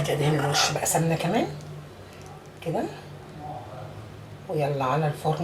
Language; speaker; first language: Arabic; native; Arabic